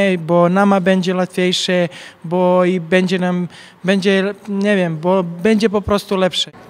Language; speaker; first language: Polish; non-native, learner; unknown